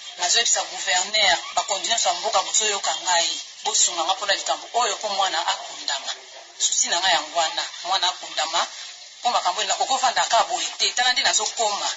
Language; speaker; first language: Lingala; non-native, local second language; Kongo